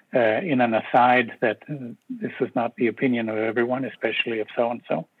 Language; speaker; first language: English; non-native, fluent; Danish